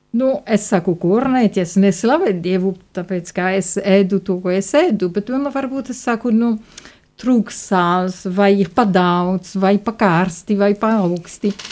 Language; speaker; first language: Latvian; non-native, fluent; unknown